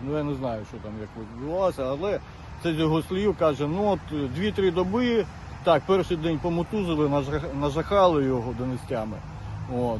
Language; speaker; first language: Ukrainian; native; Ukrainian